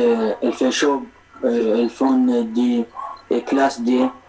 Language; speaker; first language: French; non-native, learner; Arabic